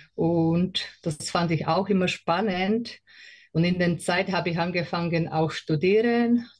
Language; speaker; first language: German; non-native, learner; Slovak